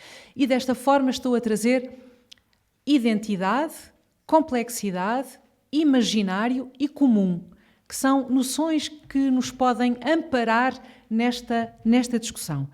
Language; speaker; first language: Portuguese; native; Portuguese